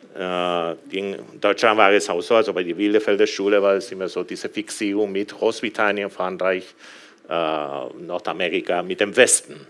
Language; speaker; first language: German; non-native, fluent; Spanish